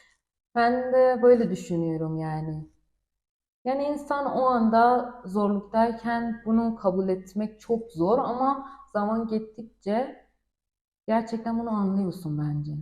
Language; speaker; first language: Turkish; non-native, learner; Persian